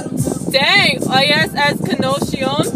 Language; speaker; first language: Spanish; non-native, learner; English